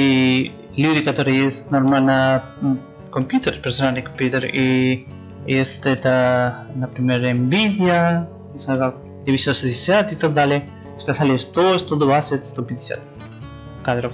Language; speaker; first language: Russian; non-native, learner; Spanish